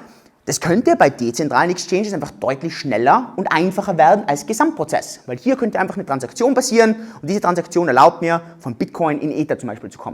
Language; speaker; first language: German; native; German